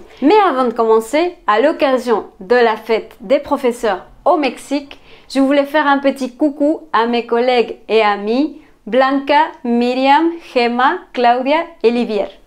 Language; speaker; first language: French; non-native, fluent; Spanish